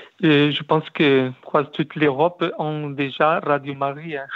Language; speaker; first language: French; non-native, learner; Portuguese